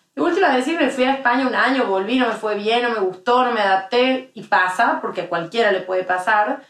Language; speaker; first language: Spanish; native; Spanish